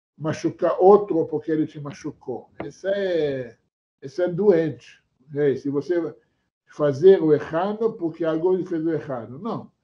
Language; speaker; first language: Portuguese; non-native, fluent; Hebrew